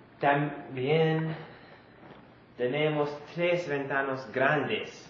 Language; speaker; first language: Spanish; non-native, learner; English